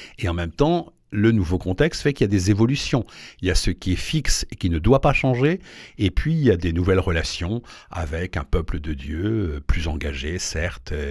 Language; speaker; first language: French; native; French